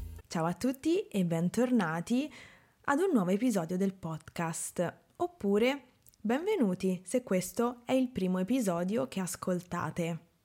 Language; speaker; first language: Italian; native; Italian